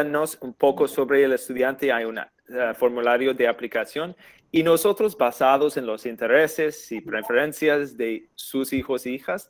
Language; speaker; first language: Spanish; non-native, fluent; English